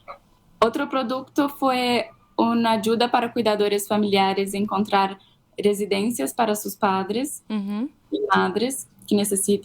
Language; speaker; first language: Spanish; non-native, fluent; Portuguese